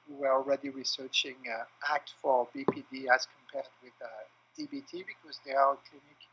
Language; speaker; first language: English; non-native, fluent; French